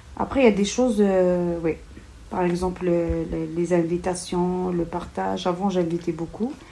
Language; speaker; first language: French; non-native, local second language; Kabyle